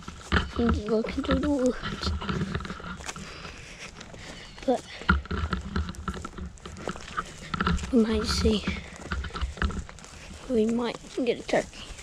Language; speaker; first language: English; native; English